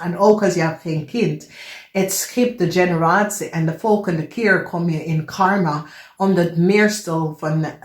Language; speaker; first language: Dutch; non-native, fluent; English